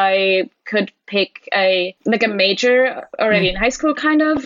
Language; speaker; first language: English; non-native, fluent; German